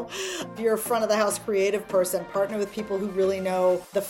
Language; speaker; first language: English; native; English